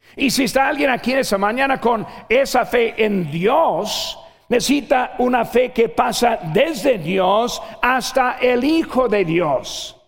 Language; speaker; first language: Spanish; non-native, fluent; English